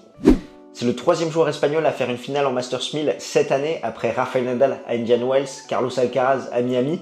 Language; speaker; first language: French; native; French